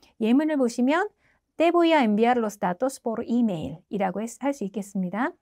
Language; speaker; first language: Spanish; non-native, fluent; Korean